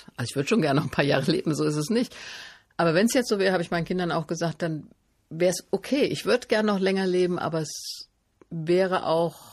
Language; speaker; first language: German; native; German